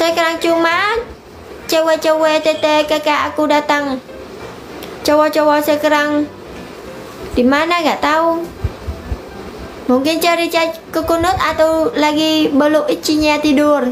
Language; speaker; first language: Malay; non-native, learner; Vietnamese